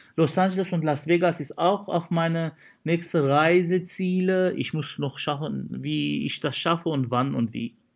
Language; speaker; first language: German; non-native, fluent; Arabic